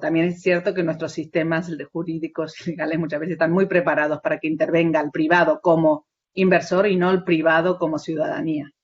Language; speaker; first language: Spanish; native; Spanish